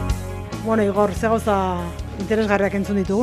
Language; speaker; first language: Basque; native; Basque